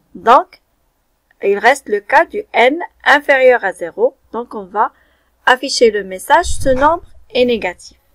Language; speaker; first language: French; non-native, local second language; Arabic